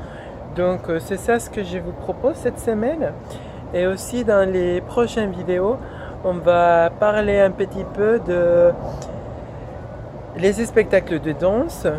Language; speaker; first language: French; non-native, fluent; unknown